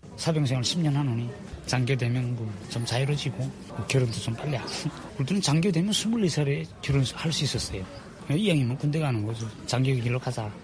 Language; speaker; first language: Korean; native; Korean